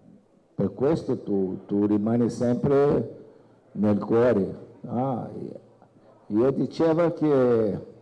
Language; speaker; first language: Italian; non-native, fluent; Portuguese